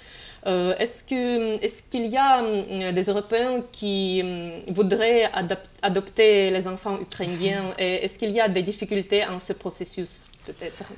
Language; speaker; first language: French; non-native, fluent; Russian